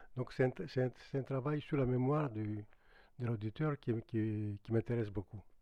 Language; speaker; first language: French; non-native, fluent; Greek